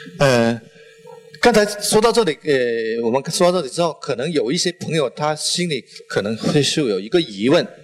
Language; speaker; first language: Chinese; non-native, local second language; Min Nan Chinese